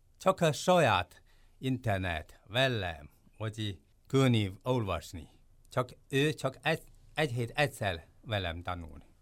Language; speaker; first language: Hungarian; non-native, learner; Chinese